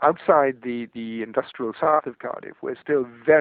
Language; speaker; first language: English; non-native, local second language; Welsh